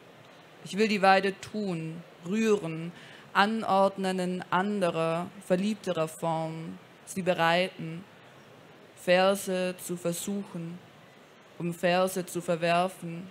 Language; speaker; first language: German; native; German